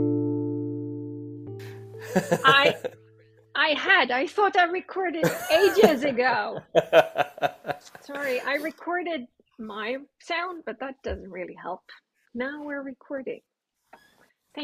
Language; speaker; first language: English; non-native, fluent; Swedish